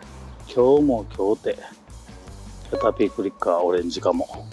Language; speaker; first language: Japanese; native; Japanese